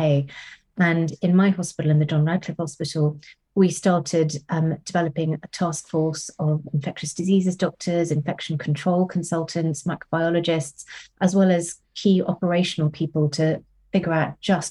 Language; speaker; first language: English; non-native, local second language; Tamil